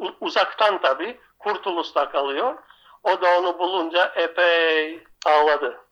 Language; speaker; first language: Turkish; non-native, local second language; Greek